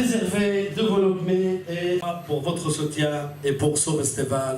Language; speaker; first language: French; non-native, fluent; Arabic